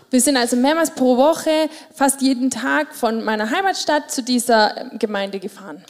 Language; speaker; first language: German; native; German